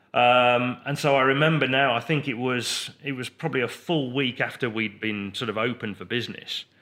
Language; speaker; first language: English; native; English